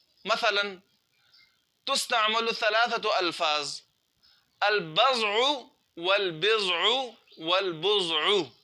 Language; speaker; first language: Arabic; non-native, fluent; Urdu